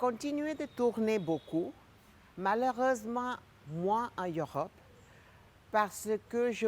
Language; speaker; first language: French; non-native, fluent; Gujarati